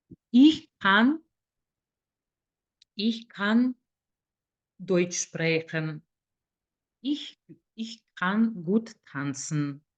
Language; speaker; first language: German; non-native, fluent; Lithuanian